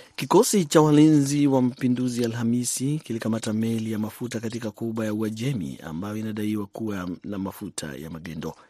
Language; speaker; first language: Swahili; non-native, local second language; Kikuyu